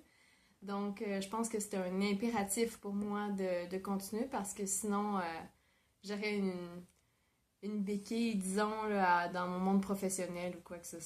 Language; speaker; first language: French; native; French